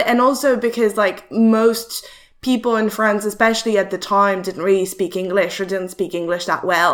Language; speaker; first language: English; non-native, fluent; French